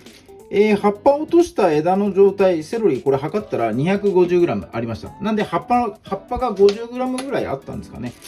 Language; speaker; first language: Japanese; native; Japanese